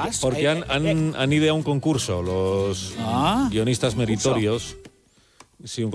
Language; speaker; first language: Spanish; native; Spanish